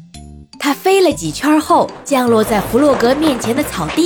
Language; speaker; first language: Chinese; native; Chinese